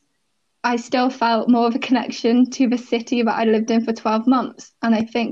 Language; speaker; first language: English; native; English